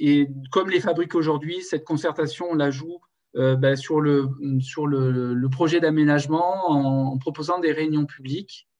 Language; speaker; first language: French; native; French